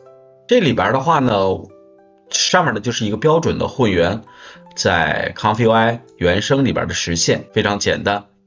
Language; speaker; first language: Chinese; native; Chinese